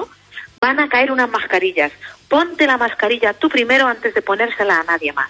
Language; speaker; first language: Spanish; native; Spanish